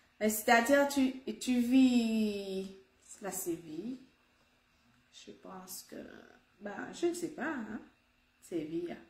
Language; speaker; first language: French; non-native, local second language; Haitian Creole